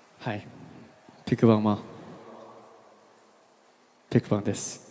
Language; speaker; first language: Japanese; non-native, learner; Korean